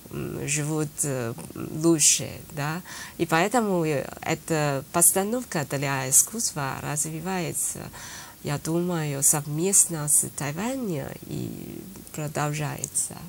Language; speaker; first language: Russian; non-native, learner; Chinese